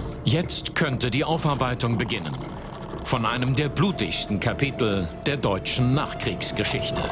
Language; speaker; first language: German; native; German